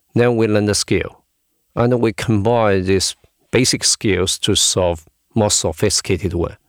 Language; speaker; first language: English; non-native, fluent; Chinese